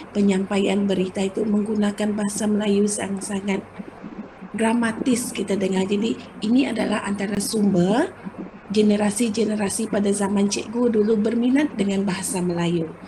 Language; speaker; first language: Malay; non-native, local second language; Iban